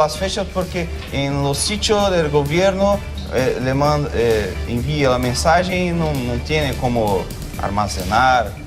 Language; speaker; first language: Spanish; non-native, learner; Portuguese